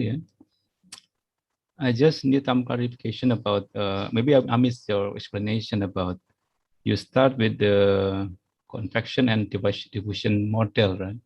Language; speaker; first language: English; non-native, fluent; Indonesian